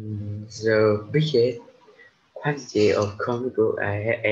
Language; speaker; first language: English; non-native, learner; Vietnamese